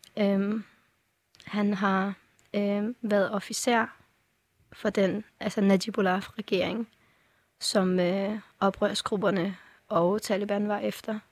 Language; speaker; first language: Danish; early bilingual, other home language; Persian